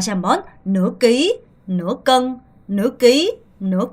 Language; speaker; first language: Vietnamese; non-native, fluent; Korean